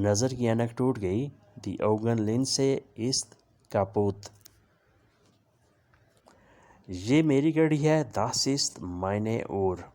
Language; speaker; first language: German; non-native, learner; Urdu